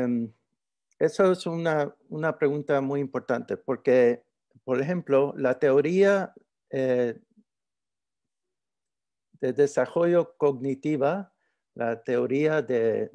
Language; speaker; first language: Spanish; early bilingual, heritage; Spanish